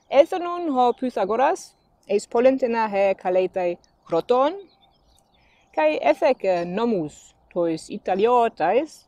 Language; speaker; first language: Greek; non-native, fluent; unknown